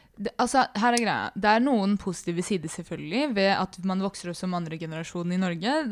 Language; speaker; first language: Norwegian; early bilingual, other home language; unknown